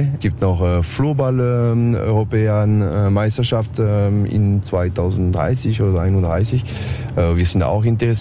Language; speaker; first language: German; non-native, learner; French